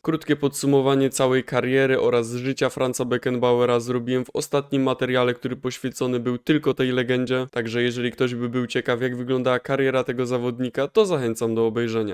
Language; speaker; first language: Polish; native; Polish